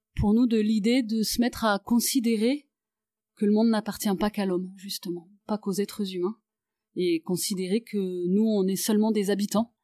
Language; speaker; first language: French; native; French